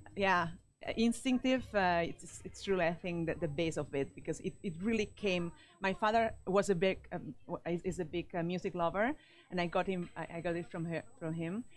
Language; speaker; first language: English; non-native, fluent; Spanish